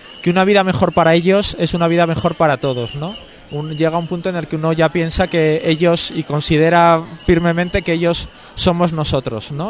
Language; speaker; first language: Spanish; native; Spanish